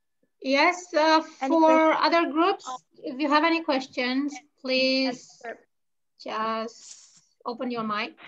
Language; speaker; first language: English; non-native, fluent; Indonesian